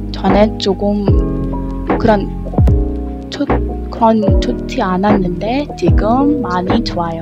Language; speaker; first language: Korean; non-native, learner; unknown